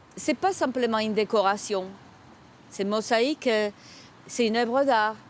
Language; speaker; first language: French; non-native, fluent; Spanish